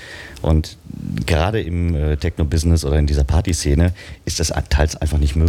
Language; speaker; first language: German; native; German